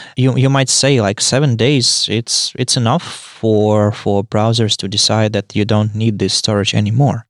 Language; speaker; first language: English; non-native, fluent; Russian